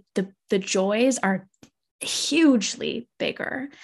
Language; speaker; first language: English; native; English